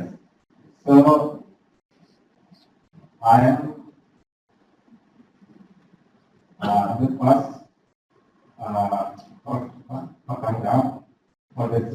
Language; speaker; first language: English; non-native, learner; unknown